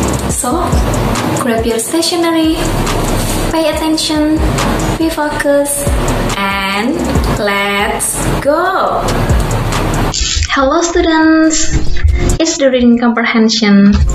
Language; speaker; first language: English; non-native, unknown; Indonesian